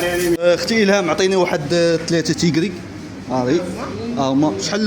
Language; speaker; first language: Arabic; native; Arabic